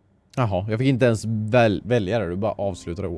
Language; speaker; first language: Swedish; native; Swedish